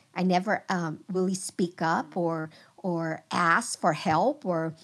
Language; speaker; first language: English; early bilingual, other home language; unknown